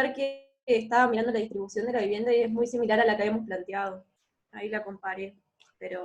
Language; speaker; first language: Spanish; native; Spanish